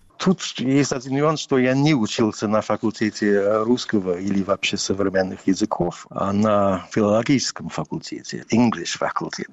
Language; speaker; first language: Russian; non-native, fluent; English